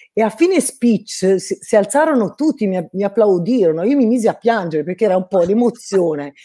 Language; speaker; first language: Italian; native; Italian